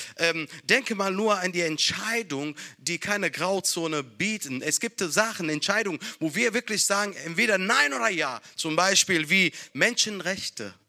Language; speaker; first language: German; non-native, fluent; Italian